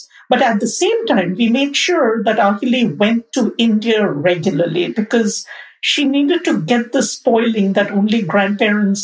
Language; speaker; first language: English; non-native, local second language; Bangla